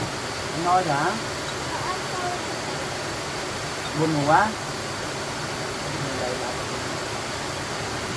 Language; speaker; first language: Vietnamese; native; Vietnamese